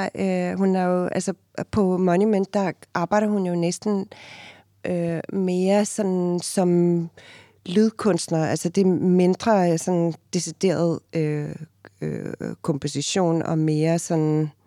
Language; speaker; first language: Danish; non-native, fluent; Afrikaans